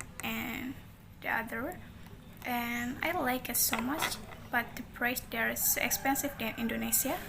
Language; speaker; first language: English; non-native, learner; Indonesian